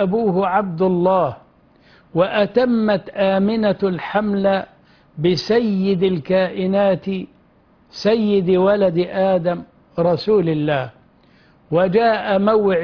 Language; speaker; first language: Arabic; native; Arabic